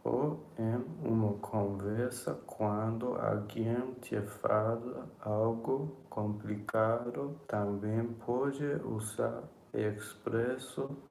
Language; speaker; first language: Portuguese; non-native, learner; English